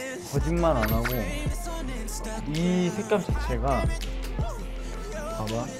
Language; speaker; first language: Korean; native; Korean